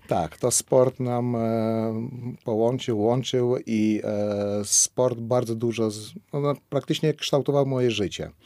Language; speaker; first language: Polish; non-native, fluent; Armenian